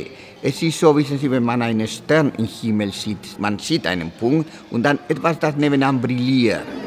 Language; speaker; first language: German; non-native, fluent; Spanish